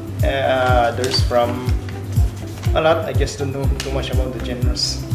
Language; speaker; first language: English; non-native, local second language; Filipino